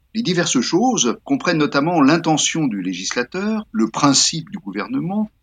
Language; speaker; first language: French; native; French